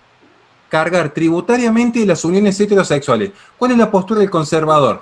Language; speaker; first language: Spanish; native; Spanish